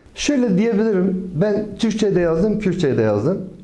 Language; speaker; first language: Turkish; non-native, local second language; Kurdish